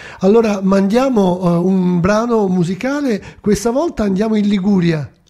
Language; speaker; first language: Italian; native; Italian